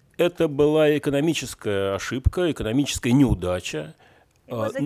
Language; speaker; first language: Russian; native; Russian